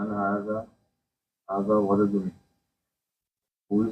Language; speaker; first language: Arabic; non-native, learner; English